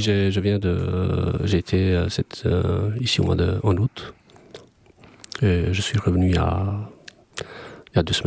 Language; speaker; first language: French; non-native, fluent; Albanian